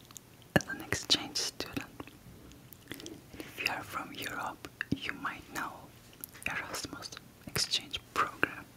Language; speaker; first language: English; non-native, fluent; Turkish